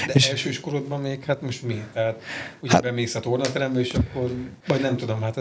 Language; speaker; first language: Hungarian; native; Hungarian